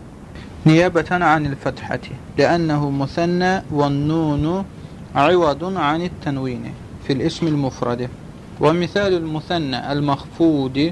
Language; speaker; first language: Arabic; non-native, fluent; Azerbaijani